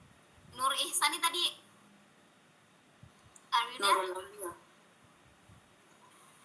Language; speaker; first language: English; non-native, learner; Indonesian